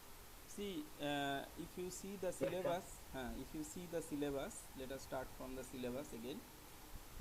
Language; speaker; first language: English; non-native, local second language; Bangla